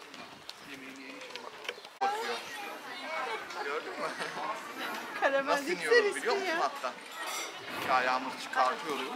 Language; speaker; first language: Turkish; native; Turkish